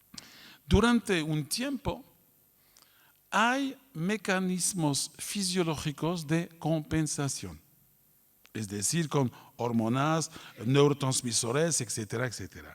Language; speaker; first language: Spanish; non-native, fluent; French